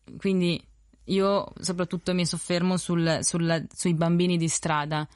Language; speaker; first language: Italian; early bilingual, other home language; Spanish